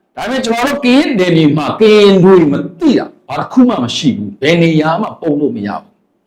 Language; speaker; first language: Burmese; native; Burmese